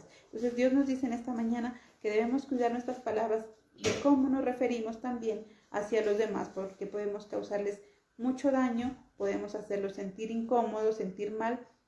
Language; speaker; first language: Spanish; native; Spanish